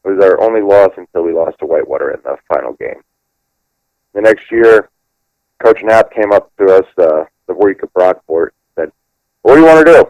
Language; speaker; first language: English; native; English